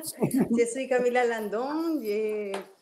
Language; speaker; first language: French; non-native, learner; Spanish